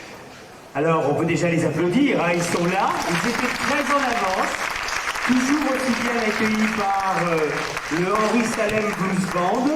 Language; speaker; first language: French; native; French